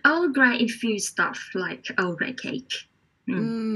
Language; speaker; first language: English; non-native, fluent; Korean